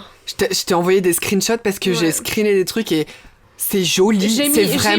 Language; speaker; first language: French; native; French